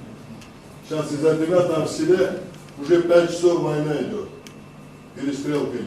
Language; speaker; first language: Russian; non-native, fluent; Azerbaijani